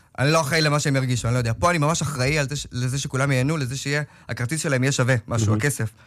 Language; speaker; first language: Hebrew; native; Hebrew